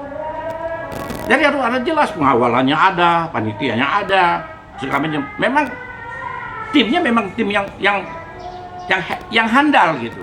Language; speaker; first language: Indonesian; native; Indonesian